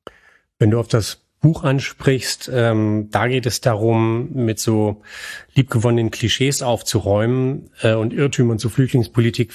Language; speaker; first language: German; native; German